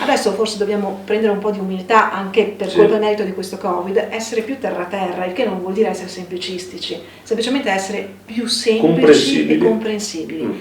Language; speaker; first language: Italian; native; Italian